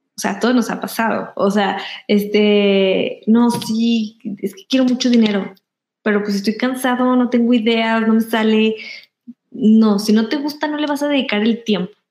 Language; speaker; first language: Spanish; native; Spanish